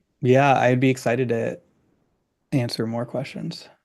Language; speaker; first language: English; native; English